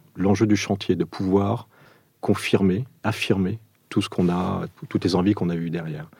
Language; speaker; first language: French; early bilingual, other home language; Portuguese